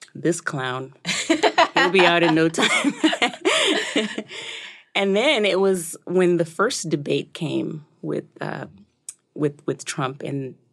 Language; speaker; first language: English; non-native, local second language; Shona